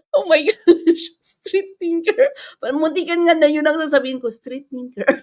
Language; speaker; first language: Filipino; non-native, local second language; Iloko